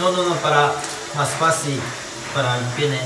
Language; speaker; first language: Spanish; non-native, learner; Japanese